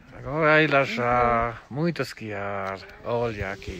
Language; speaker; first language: Portuguese; non-native, learner; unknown